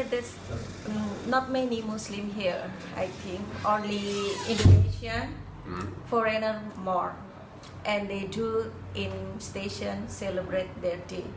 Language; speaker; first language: English; non-native, learner; Indonesian